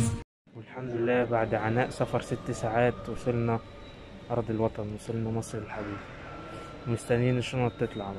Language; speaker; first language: Arabic; native; Arabic